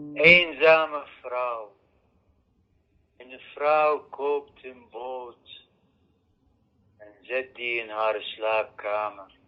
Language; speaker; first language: Dutch; non-native, fluent; Arabic